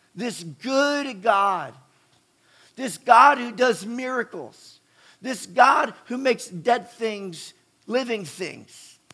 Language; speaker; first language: English; native; English